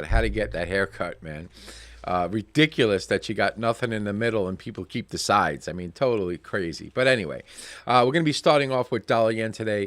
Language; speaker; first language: English; native; English